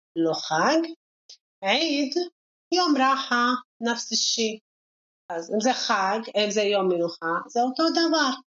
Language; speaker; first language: Hebrew; non-native, local second language; Arabic